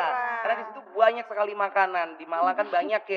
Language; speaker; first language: Indonesian; native; Indonesian